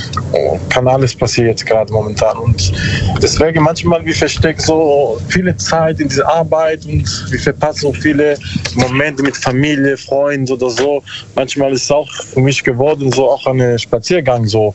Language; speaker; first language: German; non-native, learner; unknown